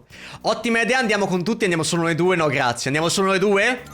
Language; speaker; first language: Italian; native; Italian